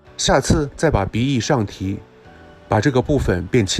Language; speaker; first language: Chinese; native; Chinese